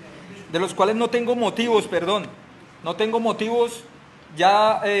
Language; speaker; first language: Spanish; native; Spanish